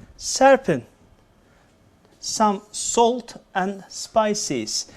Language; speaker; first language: English; non-native, fluent; Turkish